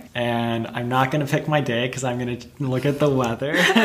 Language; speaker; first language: English; native; English